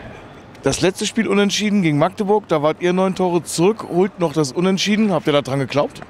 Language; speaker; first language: German; native; German